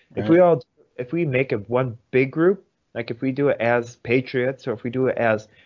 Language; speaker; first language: English; early bilingual, other home language; Russian